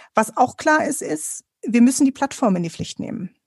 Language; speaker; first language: German; native; German